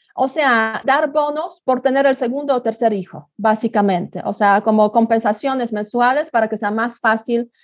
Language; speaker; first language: Spanish; non-native, fluent; Polish